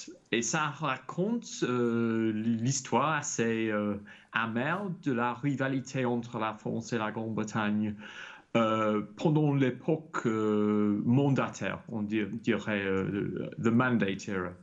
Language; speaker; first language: French; non-native, fluent; English